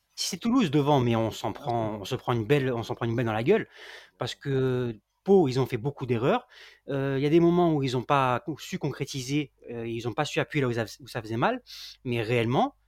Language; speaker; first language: French; native; French